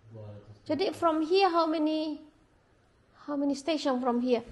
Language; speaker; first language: English; non-native, learner; Indonesian